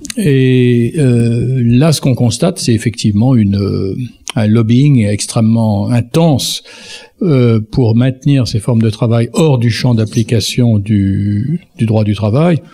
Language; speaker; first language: French; native; French